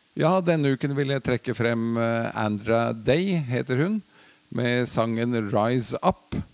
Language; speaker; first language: Norwegian; early bilingual, other home language; Latvian